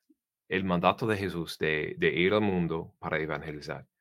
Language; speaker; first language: Spanish; non-native, fluent; English